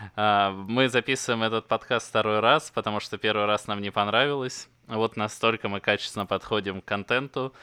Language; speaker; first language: Russian; native; Russian